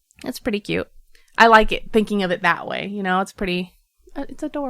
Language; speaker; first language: English; native; English